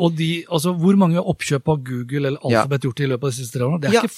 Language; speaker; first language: Norwegian; native; Norwegian